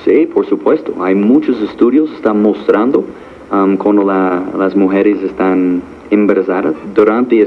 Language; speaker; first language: Spanish; non-native, fluent; English